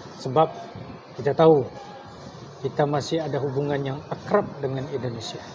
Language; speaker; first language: Malay; native; Malay